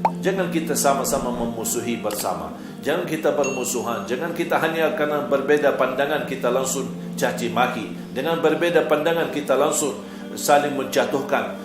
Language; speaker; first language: Malay; non-native, fluent; Arabic